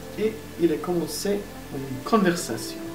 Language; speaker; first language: French; non-native, learner; Italian